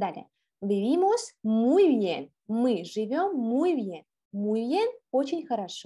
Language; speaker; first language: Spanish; non-native, fluent; Russian